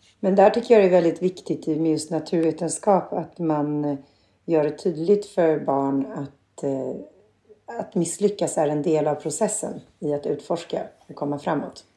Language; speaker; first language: Swedish; native; Swedish